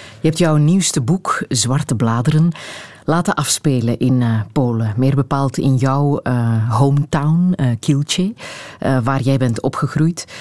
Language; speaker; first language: Dutch; native; Dutch